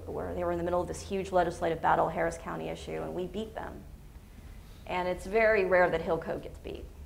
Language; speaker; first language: English; native; English